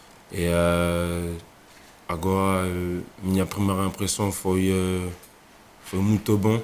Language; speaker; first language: Portuguese; non-native, fluent; French